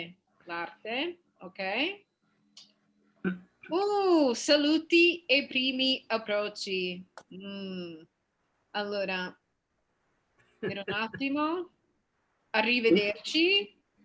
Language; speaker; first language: Italian; non-native, fluent; English